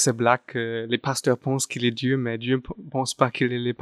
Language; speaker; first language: French; non-native, fluent; German